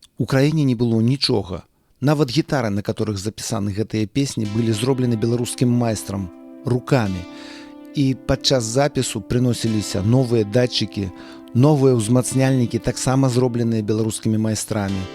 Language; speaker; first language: Belarusian; non-native, local second language; Russian